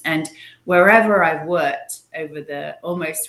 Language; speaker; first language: English; native; English